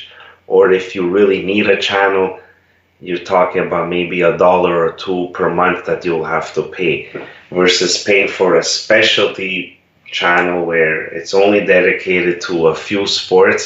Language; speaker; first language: English; non-native, fluent; Italian